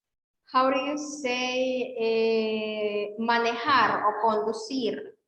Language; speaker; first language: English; non-native, fluent; Spanish